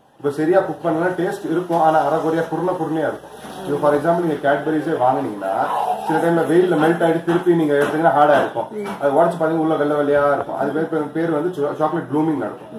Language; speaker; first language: Tamil; non-native, local second language; Kashmiri